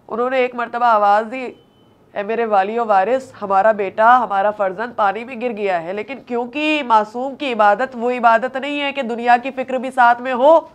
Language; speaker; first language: Hindi; native; Hindi